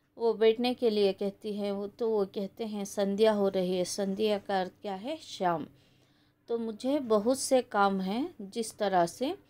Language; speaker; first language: Hindi; non-native, local second language; Kannada